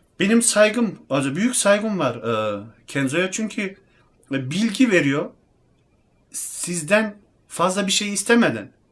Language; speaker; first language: Turkish; early bilingual, heritage; Turkish